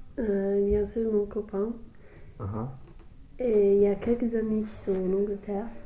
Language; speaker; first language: French; non-native, fluent; English